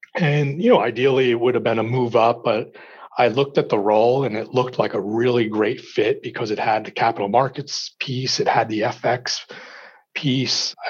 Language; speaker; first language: English; native; English